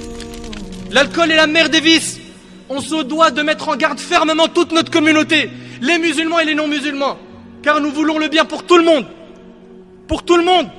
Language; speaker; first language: French; native; French